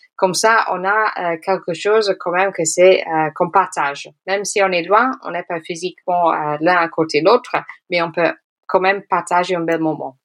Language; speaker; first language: French; non-native, fluent; English